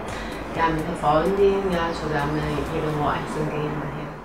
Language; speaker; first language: German; non-native, learner; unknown